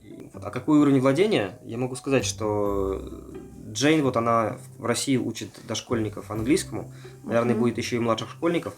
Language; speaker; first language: Russian; native; Russian